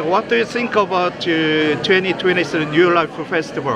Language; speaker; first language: English; non-native, learner; Korean